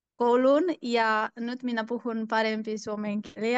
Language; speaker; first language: Finnish; non-native, learner; Turkish